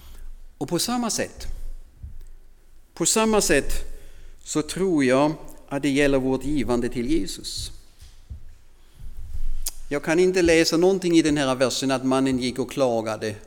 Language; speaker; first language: Swedish; non-native, fluent; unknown